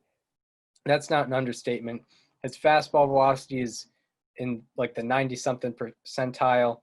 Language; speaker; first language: English; native; English